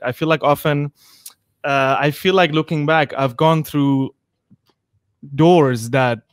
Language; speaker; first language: English; non-native, fluent; Persian